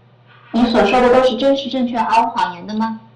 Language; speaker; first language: Chinese; native; Chinese